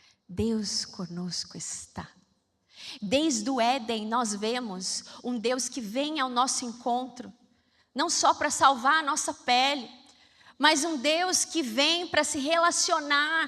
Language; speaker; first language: Portuguese; native; Portuguese